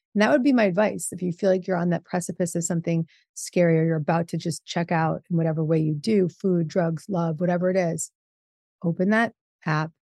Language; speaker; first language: English; native; English